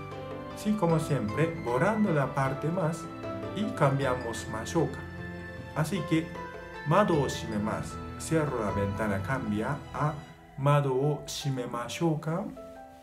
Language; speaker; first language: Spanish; non-native, fluent; Japanese